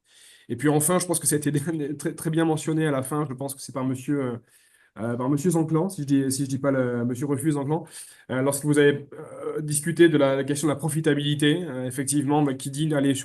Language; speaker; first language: French; native; French